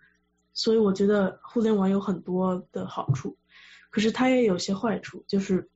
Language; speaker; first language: Chinese; early bilingual, heritage; Chinese